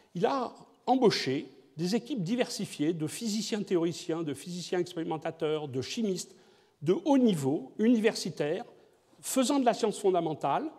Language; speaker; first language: French; native; French